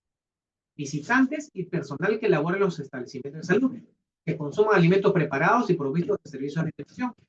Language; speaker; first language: Spanish; native; Spanish